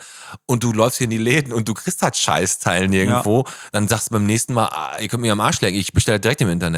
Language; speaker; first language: German; native; German